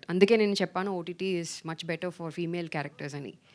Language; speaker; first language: Telugu; non-native, fluent; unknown